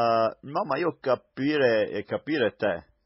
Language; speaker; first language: Italian; non-native, learner; English